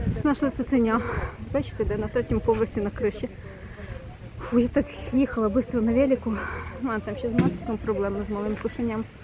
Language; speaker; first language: Ukrainian; non-native, local second language; Russian